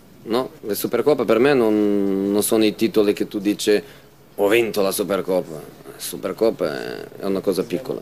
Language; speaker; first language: Italian; non-native, fluent; Portuguese